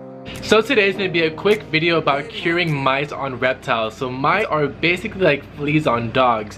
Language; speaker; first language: English; native; English